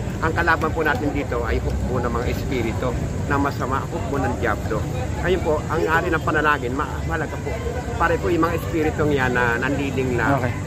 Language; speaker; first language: Filipino; non-native, local second language; Masbatenyo